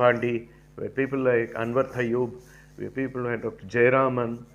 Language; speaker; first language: English; non-native, local second language; Tamil